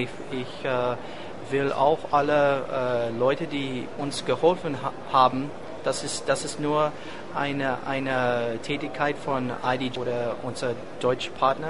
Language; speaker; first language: German; non-native, fluent; English